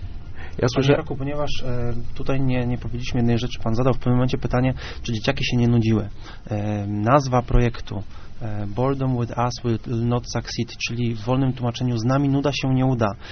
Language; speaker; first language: Polish; native; Polish